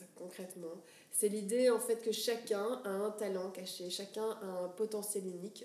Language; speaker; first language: French; native; French